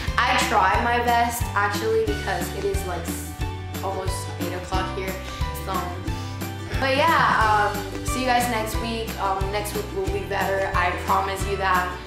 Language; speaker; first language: English; non-native, fluent; Spanish